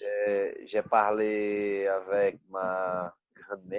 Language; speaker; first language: French; non-native, learner; Portuguese